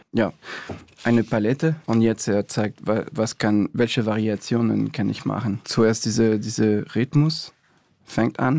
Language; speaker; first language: German; non-native, fluent; French